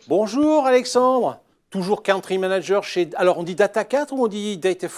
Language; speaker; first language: French; native; French